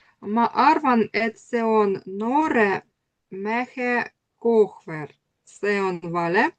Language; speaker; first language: Estonian; non-native, learner; Russian